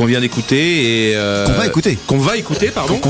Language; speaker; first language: French; native; French